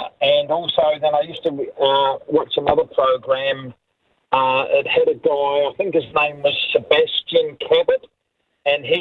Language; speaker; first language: English; native; English